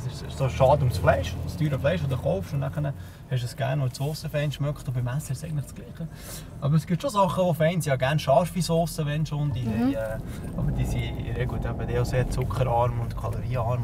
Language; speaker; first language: German; native; German